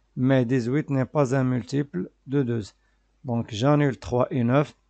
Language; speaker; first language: French; non-native, local second language; Arabic